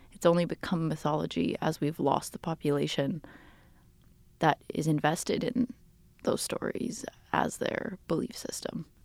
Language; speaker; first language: English; early bilingual, other home language; Portuguese